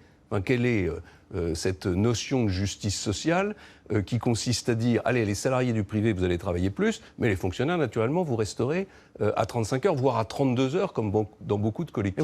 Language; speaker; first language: French; native; French